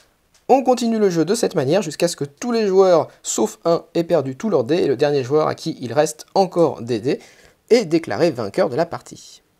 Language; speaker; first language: French; native; French